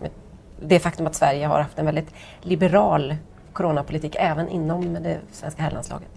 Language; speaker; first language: Swedish; native; Swedish